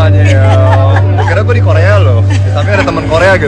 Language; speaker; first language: Indonesian; native; Indonesian